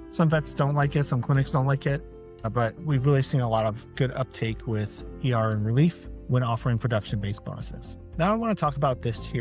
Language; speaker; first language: English; native; English